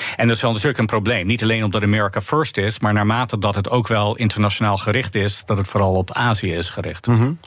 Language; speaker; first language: Dutch; non-native, fluent; English